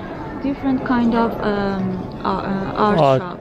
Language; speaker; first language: English; non-native, learner; Persian